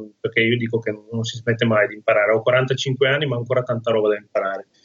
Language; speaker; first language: Italian; native; Italian